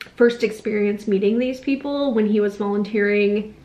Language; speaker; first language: English; native; English